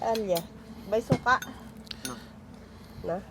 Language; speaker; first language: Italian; non-native, learner; Filipino